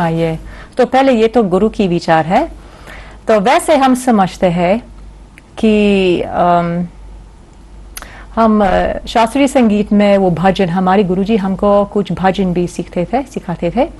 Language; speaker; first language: Hindi; non-native, learner; English